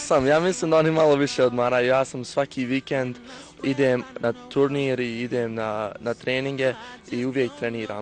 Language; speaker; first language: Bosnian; early bilingual, heritage; Bosnian